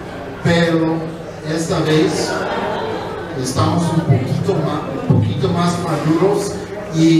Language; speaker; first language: Spanish; non-native, fluent; English